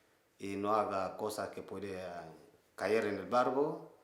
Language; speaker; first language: Spanish; non-native, learner; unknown